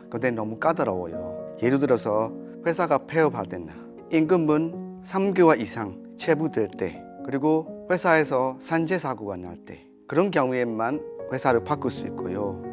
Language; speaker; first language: Korean; non-native, fluent; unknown